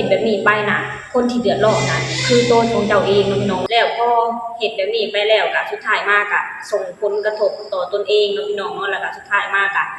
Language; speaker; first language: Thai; non-native, local second language; Northeastern Thai